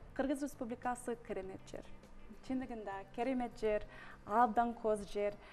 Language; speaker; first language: Kyrgyz; non-native, learner; English